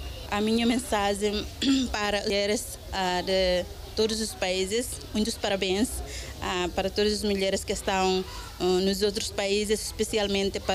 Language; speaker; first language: Portuguese; non-native, local second language; Tetum